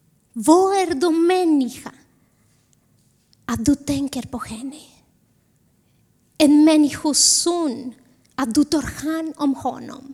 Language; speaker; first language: Swedish; non-native, fluent; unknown